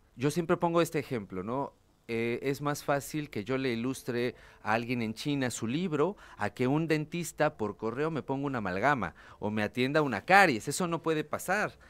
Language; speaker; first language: Spanish; native; Spanish